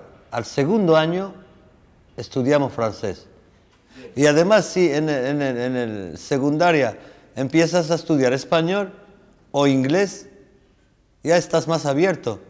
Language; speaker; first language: Spanish; non-native, fluent; Arabic